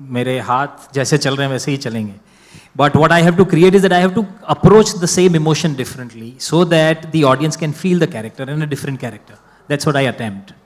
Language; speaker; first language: Hindi; non-native, local second language; Gujarati